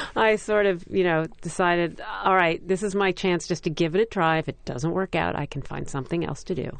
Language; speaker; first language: English; native; English